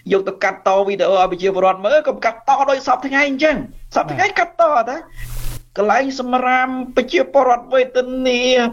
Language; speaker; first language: Khmer; native; Khmer